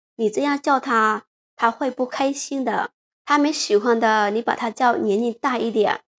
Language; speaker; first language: Chinese; non-native, fluent; Lao